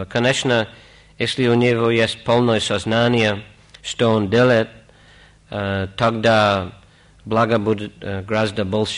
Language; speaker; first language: Russian; non-native, fluent; English